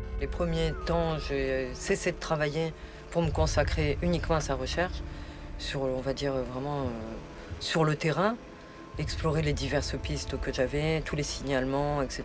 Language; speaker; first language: French; native; French